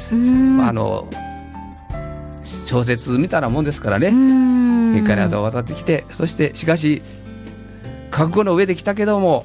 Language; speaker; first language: Japanese; native; Japanese